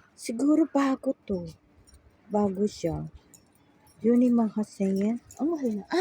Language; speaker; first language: Filipino; native; Filipino